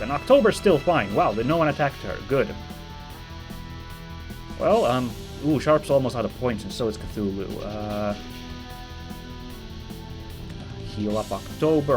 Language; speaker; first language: English; native; English